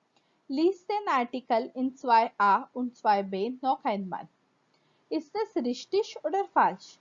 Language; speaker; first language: German; non-native, fluent; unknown